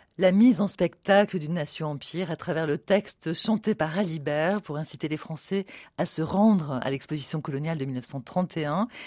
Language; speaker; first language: French; native; French